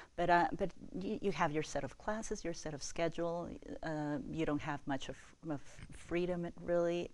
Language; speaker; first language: English; non-native, fluent; Spanish